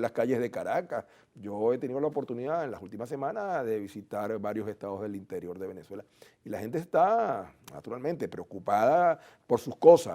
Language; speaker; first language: Spanish; native; Spanish